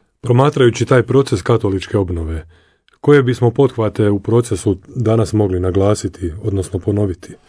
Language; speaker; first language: Croatian; native; Croatian